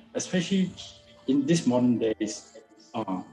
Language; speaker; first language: English; non-native, local second language; Min Nan Chinese